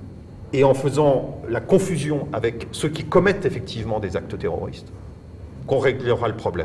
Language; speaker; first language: French; native; French